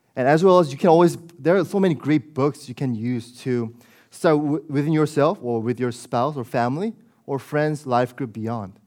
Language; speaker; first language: English; early bilingual, other home language; Korean